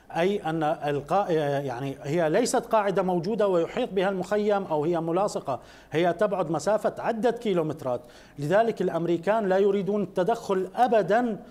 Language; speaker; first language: Arabic; native; Arabic